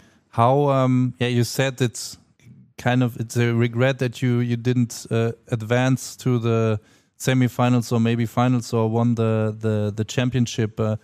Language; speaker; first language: English; non-native, fluent; German